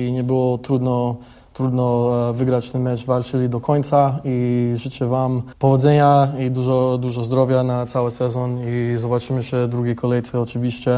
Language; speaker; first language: Polish; early bilingual, heritage; English